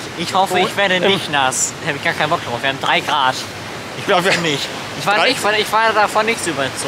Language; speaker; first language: German; native; German